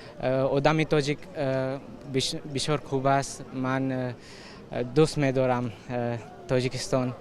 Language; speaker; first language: Persian; non-native, learner; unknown